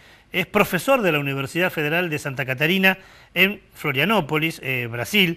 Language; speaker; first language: Spanish; native; Spanish